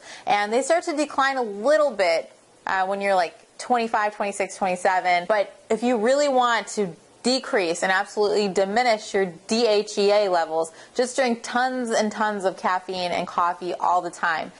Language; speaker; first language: English; native; English